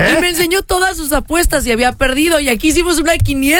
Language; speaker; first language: Spanish; native; Spanish